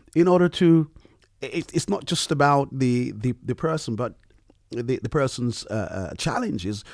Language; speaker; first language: English; early bilingual, other home language; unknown